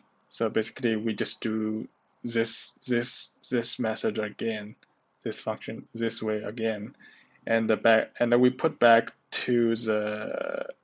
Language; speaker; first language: English; non-native, learner; Chinese